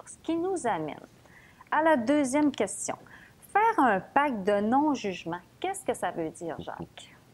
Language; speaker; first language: French; native; French